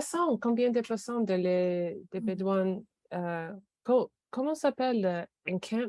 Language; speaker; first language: French; non-native, learner; English